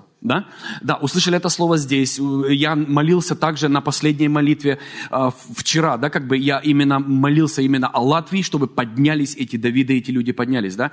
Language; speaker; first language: Russian; native; Russian